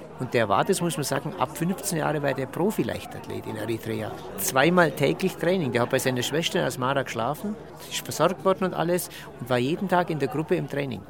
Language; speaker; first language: German; native; German